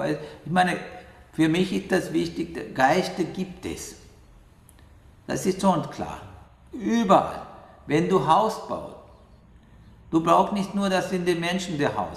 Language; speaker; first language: German; non-native, learner; Sinhala